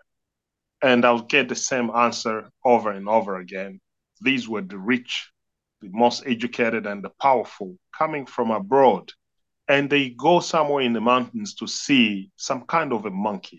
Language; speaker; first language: English; non-native, fluent; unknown